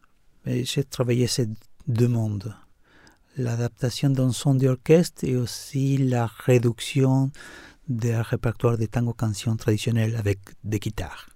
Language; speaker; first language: French; non-native, learner; Spanish